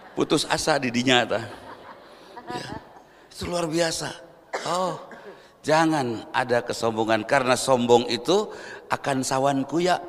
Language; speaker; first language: Indonesian; non-native, local second language; Sundanese